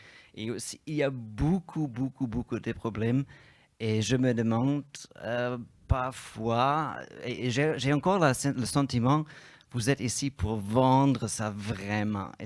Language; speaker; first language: French; non-native, fluent; German